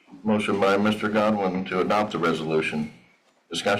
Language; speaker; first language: English; native; English